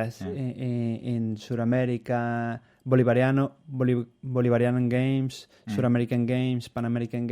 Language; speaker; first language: English; non-native, learner; Spanish